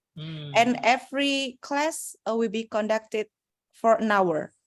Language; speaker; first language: English; non-native, learner; Indonesian